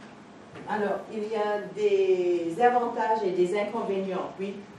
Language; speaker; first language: French; non-native, fluent; English